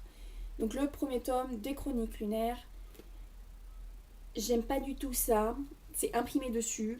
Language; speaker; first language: French; native; French